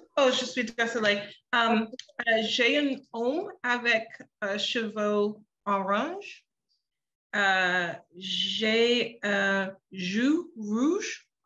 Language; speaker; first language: French; non-native, learner; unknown